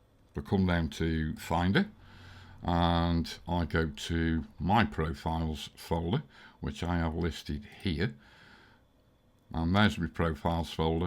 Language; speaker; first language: English; native; English